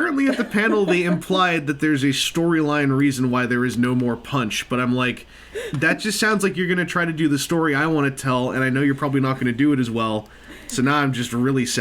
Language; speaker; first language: English; native; English